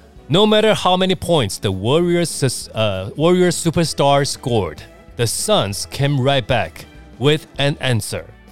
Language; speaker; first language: English; non-native, fluent; Chinese